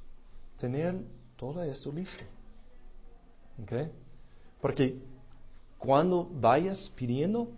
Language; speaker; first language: Spanish; non-native, fluent; English